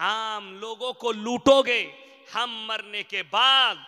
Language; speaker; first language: Hindi; non-native, local second language; Bangla